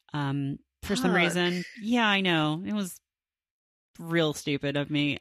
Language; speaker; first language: English; native; English